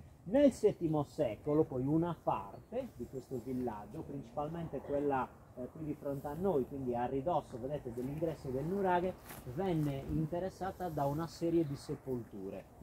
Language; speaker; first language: Italian; native; Italian